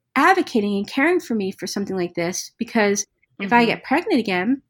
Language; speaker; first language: English; native; English